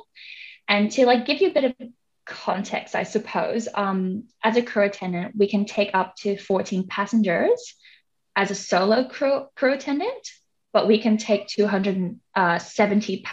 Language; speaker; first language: English; non-native, local second language; Cantonese